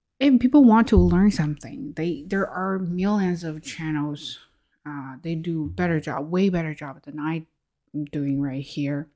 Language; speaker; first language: English; non-native, fluent; Chinese